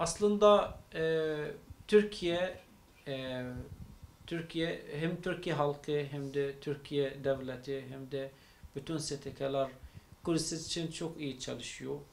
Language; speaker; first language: Turkish; non-native, fluent; Arabic